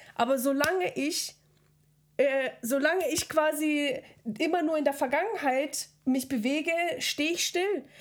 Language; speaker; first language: German; early bilingual, other home language; Russian